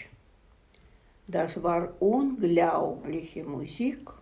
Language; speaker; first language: German; non-native, learner; Russian